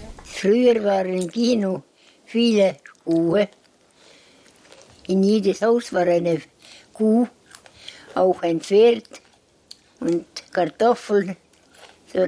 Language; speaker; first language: German; non-native, learner; Estonian